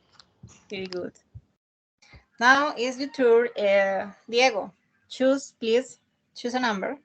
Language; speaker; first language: English; non-native, learner; Spanish